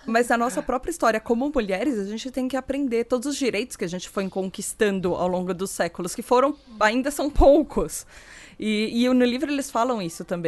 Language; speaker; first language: Portuguese; native; Portuguese